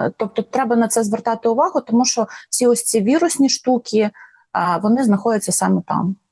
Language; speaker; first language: Ukrainian; non-native, local second language; Russian